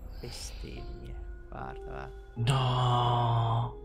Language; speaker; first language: Italian; native; Italian